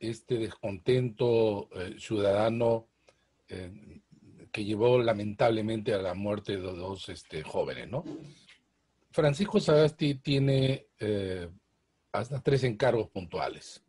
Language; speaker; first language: Spanish; native; Spanish